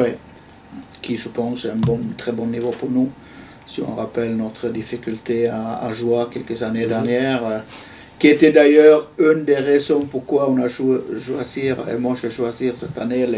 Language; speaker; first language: French; non-native, fluent; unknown